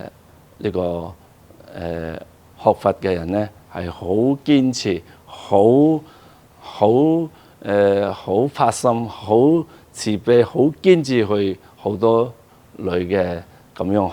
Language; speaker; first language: Cantonese; non-native, fluent; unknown